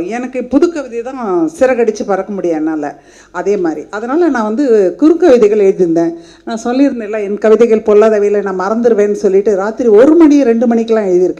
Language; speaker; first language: Tamil; native; Tamil